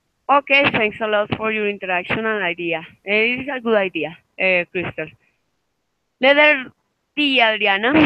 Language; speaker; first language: English; non-native, fluent; Spanish